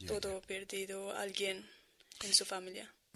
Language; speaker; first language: Spanish; non-native, learner; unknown